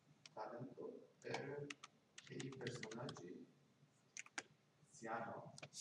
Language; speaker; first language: Italian; non-native, learner; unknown